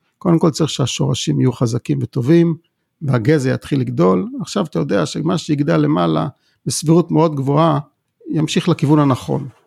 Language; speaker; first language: Hebrew; native; Hebrew